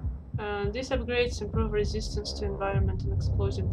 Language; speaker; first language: English; non-native, learner; Russian